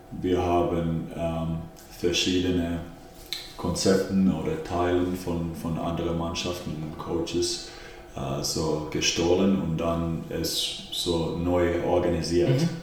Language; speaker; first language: German; non-native, fluent; Finnish